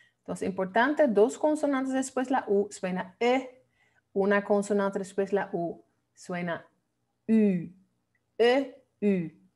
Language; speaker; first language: Spanish; non-native, fluent; Dutch